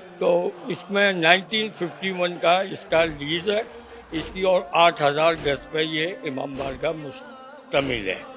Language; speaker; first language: Urdu; native; Urdu